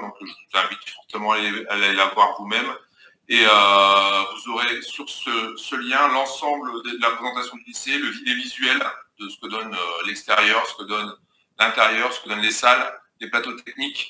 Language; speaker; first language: French; native; French